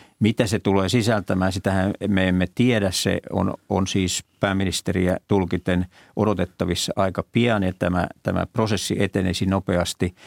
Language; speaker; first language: Finnish; native; Finnish